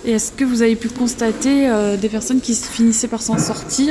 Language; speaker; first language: French; native; French